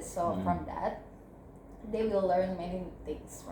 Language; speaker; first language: English; non-native, learner; Indonesian